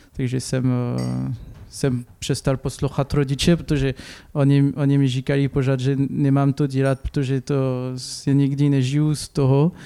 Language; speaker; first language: Czech; non-native, learner; French